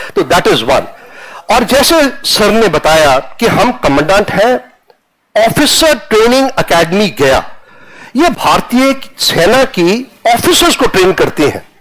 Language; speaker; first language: Hindi; non-native, local second language; Punjabi